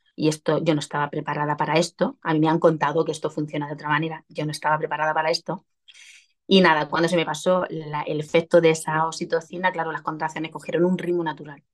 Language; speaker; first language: Spanish; native; Spanish